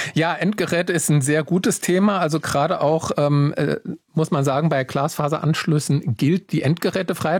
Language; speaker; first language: German; native; German